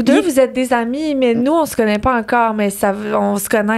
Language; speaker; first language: French; native; French